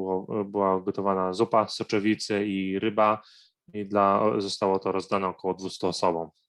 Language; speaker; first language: Polish; non-native, fluent; Arabic